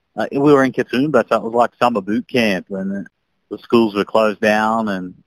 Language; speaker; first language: English; native; English